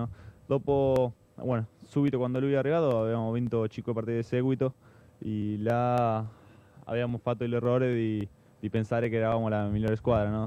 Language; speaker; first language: Italian; non-native, fluent; Spanish